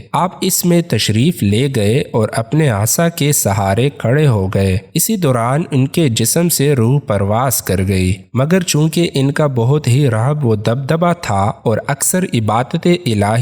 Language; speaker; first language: Urdu; native; Urdu